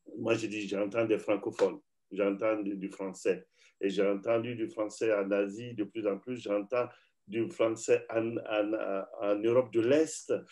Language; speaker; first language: French; non-native, local second language; Bambara